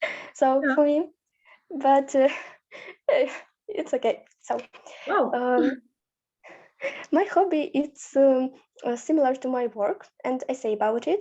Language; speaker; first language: English; non-native, learner; Ukrainian